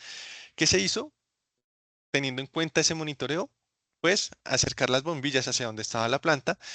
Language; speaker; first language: Spanish; native; Spanish